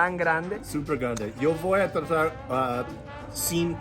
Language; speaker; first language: Spanish; non-native, learner; English